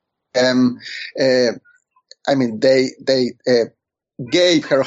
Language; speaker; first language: English; non-native, fluent; Spanish